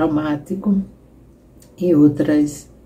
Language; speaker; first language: Portuguese; native; Portuguese